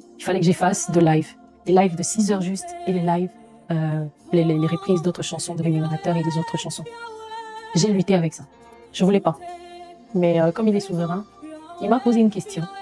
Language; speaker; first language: French; non-native, local second language; Lingala